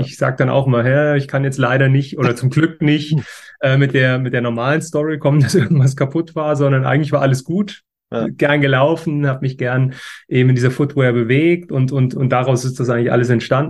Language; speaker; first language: German; native; German